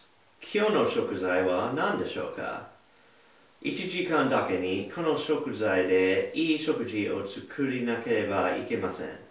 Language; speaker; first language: Japanese; non-native, learner; English